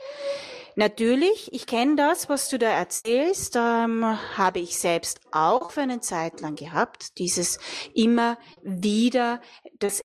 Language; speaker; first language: German; native; German